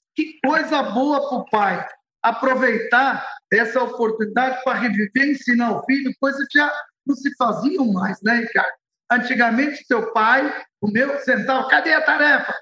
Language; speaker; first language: Portuguese; early bilingual, other home language; Arabic